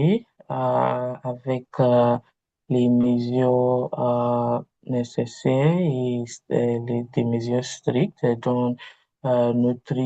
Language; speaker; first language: French; non-native, learner; Igbo